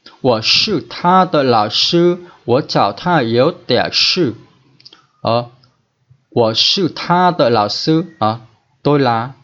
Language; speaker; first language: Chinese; non-native, fluent; Vietnamese